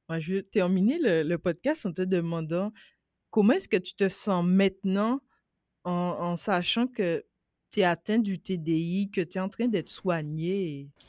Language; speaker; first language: French; native; French